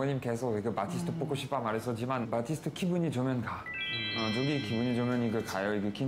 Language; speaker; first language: Korean; non-native, learner; French